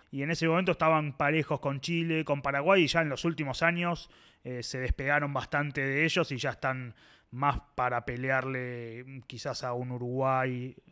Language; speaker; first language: Spanish; native; Spanish